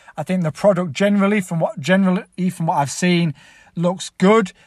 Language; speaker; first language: English; native; English